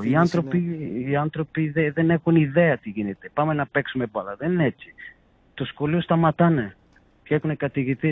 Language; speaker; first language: Greek; non-native, fluent; Portuguese